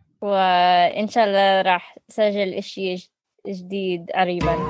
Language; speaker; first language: Arabic; non-native, learner; English